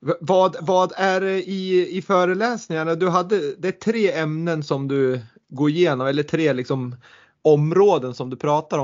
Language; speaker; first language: Swedish; native; Swedish